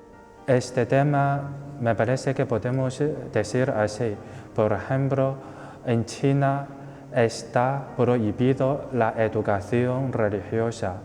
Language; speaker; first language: Spanish; non-native, fluent; Chinese